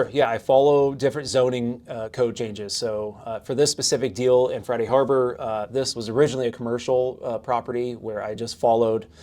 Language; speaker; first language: English; native; English